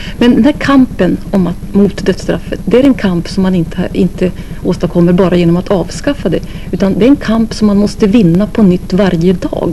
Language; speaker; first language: Swedish; native; Swedish